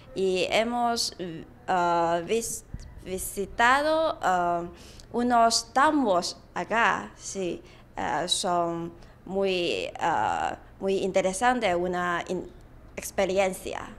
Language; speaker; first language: Spanish; non-native, learner; Chinese